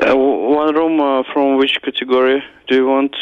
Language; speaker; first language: English; non-native, learner; Russian